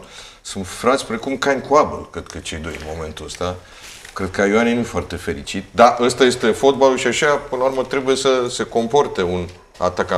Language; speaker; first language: Romanian; native; Romanian